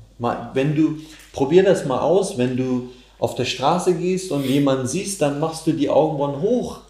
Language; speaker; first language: German; non-native, fluent; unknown